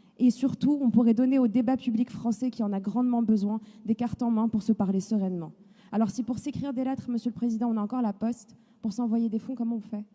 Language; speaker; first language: French; non-native, local second language; Arabic